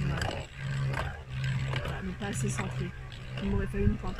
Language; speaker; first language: French; native; French